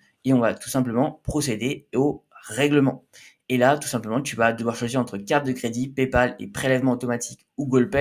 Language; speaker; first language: French; native; French